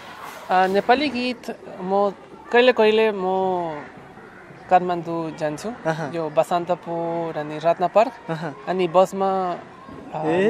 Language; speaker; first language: Nepali; non-native, learner; Spanish